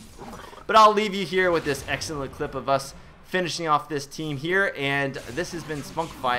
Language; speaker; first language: English; native; English